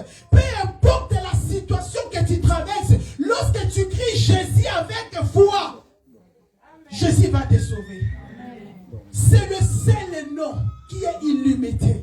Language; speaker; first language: French; non-native, local second language; Lingala